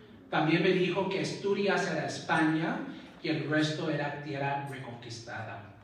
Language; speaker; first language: Spanish; early bilingual, heritage; Spanish